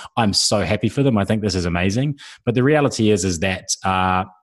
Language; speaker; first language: English; native; English